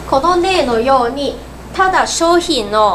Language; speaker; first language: Japanese; non-native, learner; Cantonese